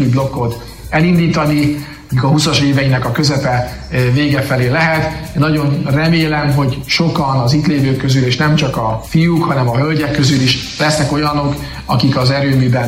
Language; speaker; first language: Hungarian; native; Hungarian